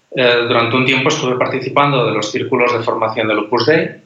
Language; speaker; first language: Spanish; native; Spanish